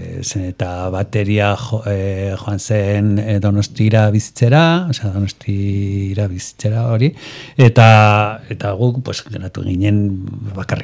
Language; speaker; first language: Basque; non-native, local second language; Spanish